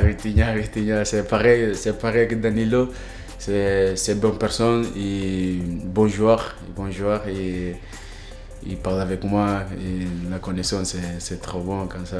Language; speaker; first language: French; non-native, learner; Portuguese